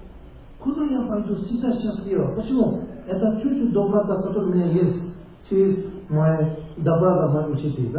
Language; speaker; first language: Russian; non-native, learner; Tibetan